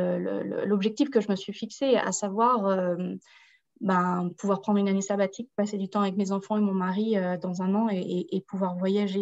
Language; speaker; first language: French; native; French